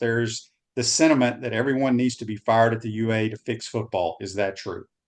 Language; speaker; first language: English; native; English